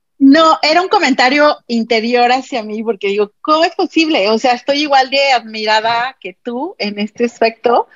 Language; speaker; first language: Spanish; native; Spanish